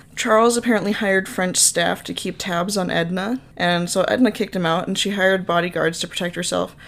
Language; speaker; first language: English; native; English